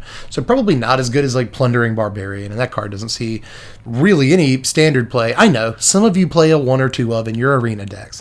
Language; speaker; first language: English; native; English